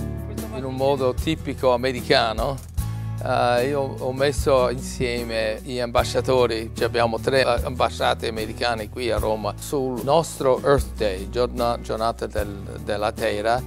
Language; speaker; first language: Italian; non-native, learner; English